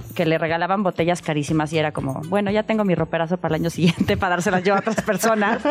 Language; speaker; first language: Spanish; native; Spanish